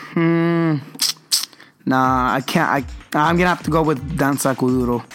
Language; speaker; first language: English; early bilingual, other home language; Spanish